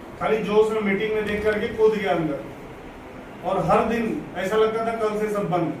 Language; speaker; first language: Hindi; native; Hindi